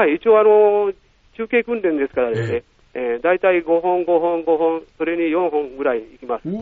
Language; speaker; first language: Japanese; native; Japanese